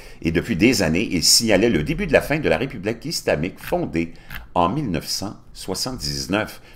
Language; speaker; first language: French; native; French